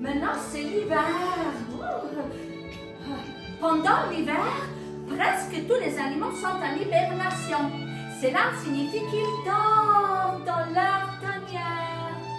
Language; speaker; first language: French; non-native, fluent; Italian